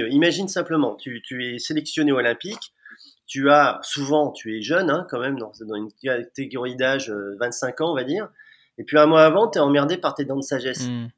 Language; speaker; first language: French; native; French